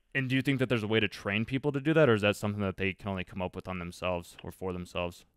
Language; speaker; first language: English; native; English